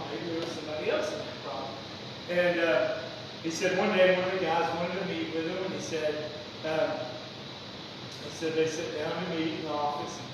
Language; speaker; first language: English; native; English